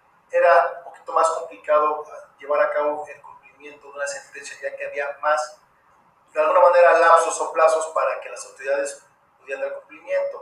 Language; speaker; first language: Spanish; native; Spanish